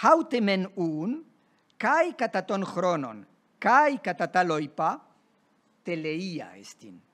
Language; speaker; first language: Greek; non-native, fluent; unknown